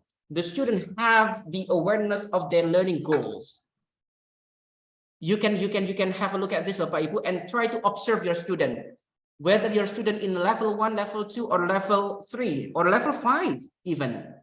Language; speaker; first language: English; non-native, fluent; Indonesian